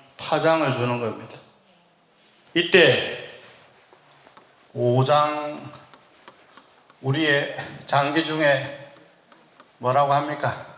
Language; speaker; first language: Korean; native; Korean